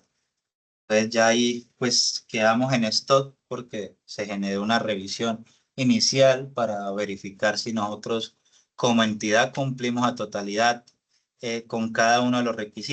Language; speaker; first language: Spanish; native; Spanish